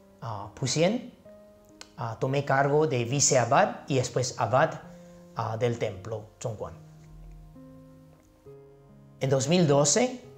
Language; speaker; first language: Spanish; non-native, fluent; Chinese